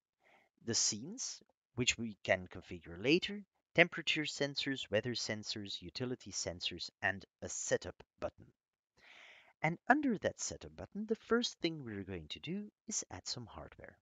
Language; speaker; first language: English; non-native, fluent; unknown